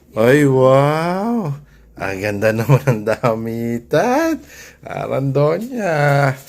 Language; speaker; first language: Filipino; native; Filipino